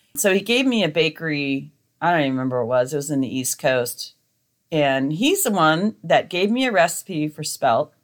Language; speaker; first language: English; native; English